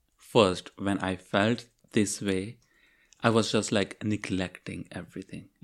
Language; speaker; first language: English; non-native, local second language; Urdu